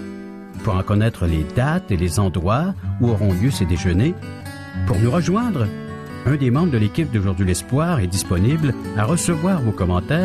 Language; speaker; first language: French; native; French